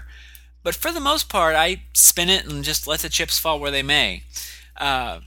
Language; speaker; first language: English; native; English